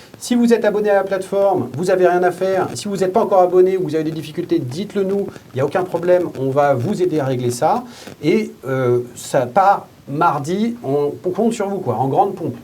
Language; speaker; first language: French; native; French